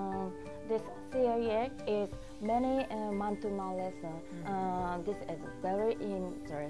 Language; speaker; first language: English; non-native, learner; Japanese